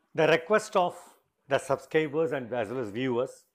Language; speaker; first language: English; non-native, local second language; Tamil